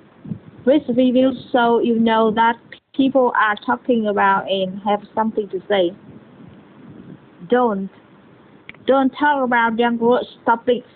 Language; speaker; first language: English; non-native, learner; Vietnamese